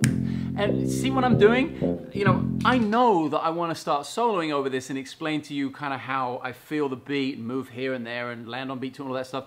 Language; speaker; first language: English; native; English